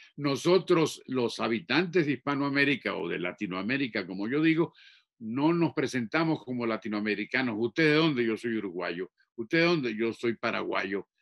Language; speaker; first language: Spanish; native; Spanish